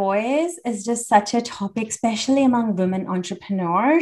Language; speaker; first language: English; non-native, local second language; Hindi